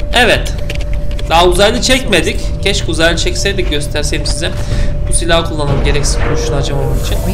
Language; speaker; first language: Turkish; early bilingual, heritage; Turkish